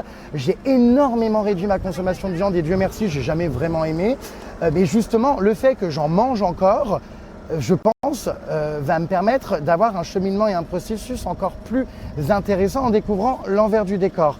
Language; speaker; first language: French; native; French